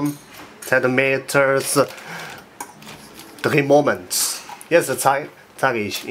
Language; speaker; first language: German; non-native, learner; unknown